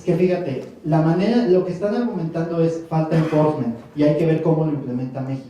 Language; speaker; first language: Spanish; native; Spanish